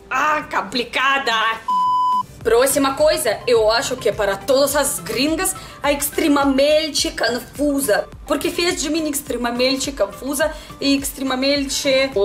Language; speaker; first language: Portuguese; non-native, learner; Russian